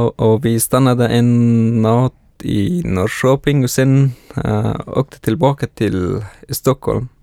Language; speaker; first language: Swedish; non-native, fluent; Persian